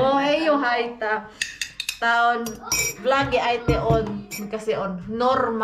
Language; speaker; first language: Finnish; non-native, learner; Filipino